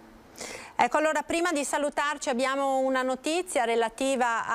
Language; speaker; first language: Italian; native; Italian